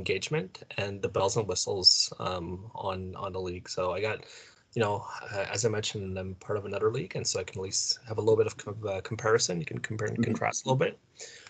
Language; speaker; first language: English; native; English